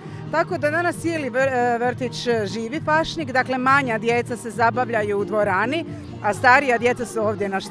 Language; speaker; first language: Croatian; native; Croatian